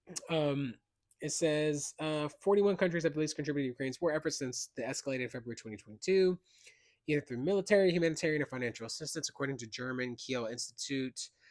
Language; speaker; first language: English; native; English